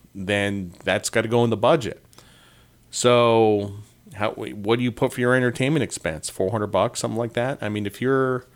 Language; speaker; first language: English; native; English